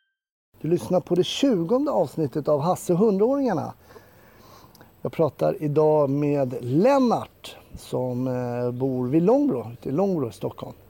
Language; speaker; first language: Swedish; native; Swedish